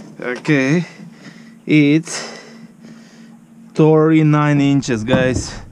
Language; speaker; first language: English; non-native, learner; Ukrainian